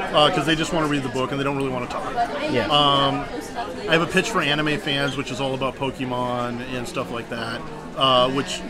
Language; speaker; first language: English; native; English